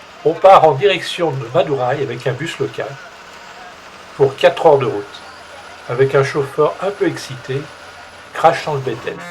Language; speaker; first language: French; native; French